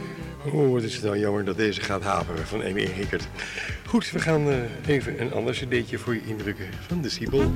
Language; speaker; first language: Dutch; native; Dutch